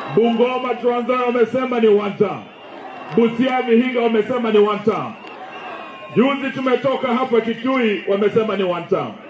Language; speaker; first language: Swahili; non-native, local second language; Kikuyu